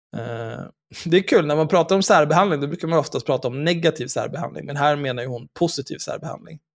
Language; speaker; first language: Swedish; native; Swedish